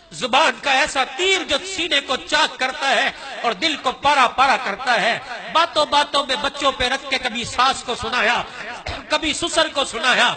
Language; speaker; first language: Urdu; non-native, local second language; Punjabi